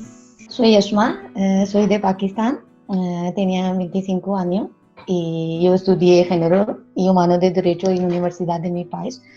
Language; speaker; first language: Spanish; non-native, learner; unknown